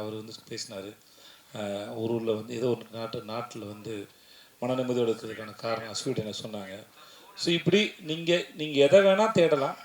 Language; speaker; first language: Tamil; native; Tamil